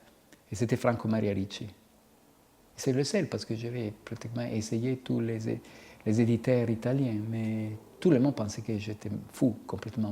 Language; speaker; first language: French; non-native, fluent; Italian